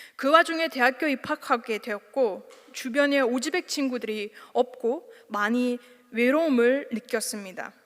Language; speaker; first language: Korean; non-native, fluent; Uzbek